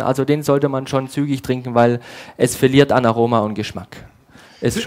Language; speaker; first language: German; native; German